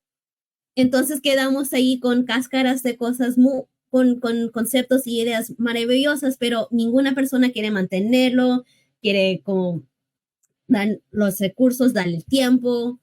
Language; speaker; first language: Spanish; early bilingual, heritage; English